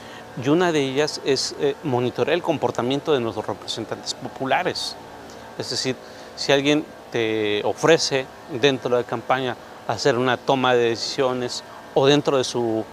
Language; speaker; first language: Spanish; native; Spanish